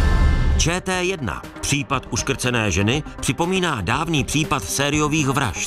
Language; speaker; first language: Czech; native; Czech